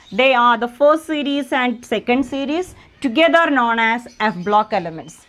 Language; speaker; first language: English; non-native, local second language; Malayalam